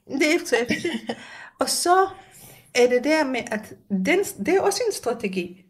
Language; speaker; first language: Danish; non-native, fluent; Hebrew